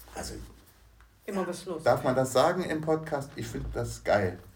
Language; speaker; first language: German; native; German